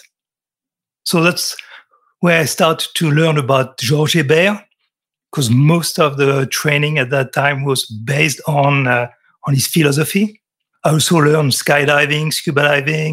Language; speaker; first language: English; non-native, fluent; French